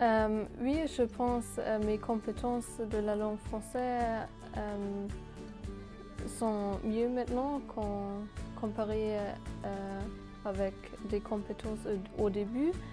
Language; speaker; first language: French; non-native, fluent; German